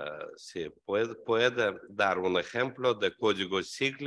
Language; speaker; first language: Spanish; non-native, learner; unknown